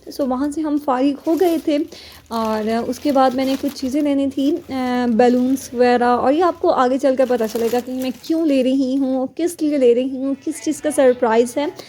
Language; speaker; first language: Urdu; native; Urdu